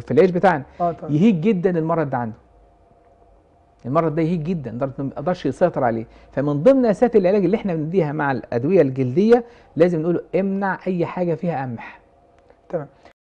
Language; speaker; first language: Arabic; native; Arabic